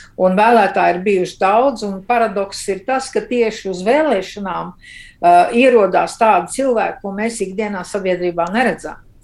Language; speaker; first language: Latvian; early bilingual, heritage; Latvian